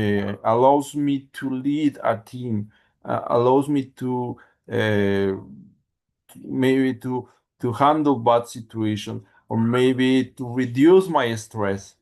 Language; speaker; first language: English; non-native, learner; Spanish